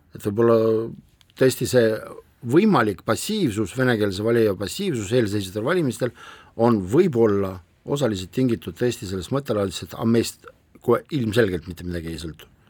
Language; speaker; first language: Estonian; non-native, local second language; Russian